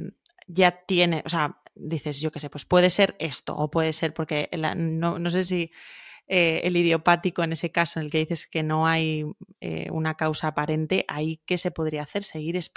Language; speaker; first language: Spanish; native; Spanish